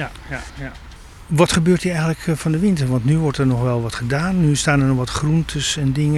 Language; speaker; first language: Dutch; native; Dutch